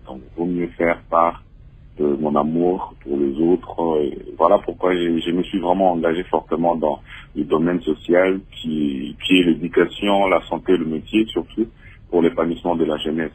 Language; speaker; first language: French; non-native, local second language; Lingala